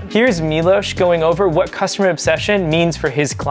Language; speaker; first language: English; native; English